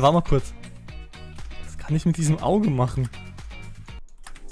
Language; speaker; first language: German; native; German